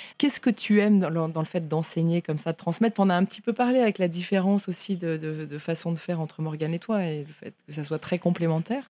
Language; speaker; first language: French; native; French